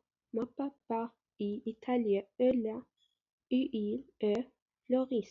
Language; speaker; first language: French; non-native, learner; Arabic